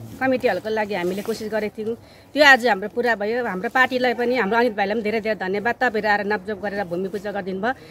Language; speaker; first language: Nepali; native; Nepali